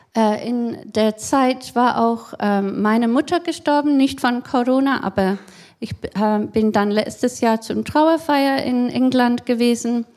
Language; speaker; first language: German; non-native, fluent; English